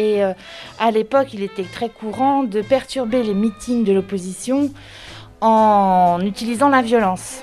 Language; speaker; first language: French; native; French